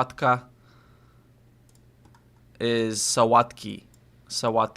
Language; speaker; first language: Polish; non-native, learner; English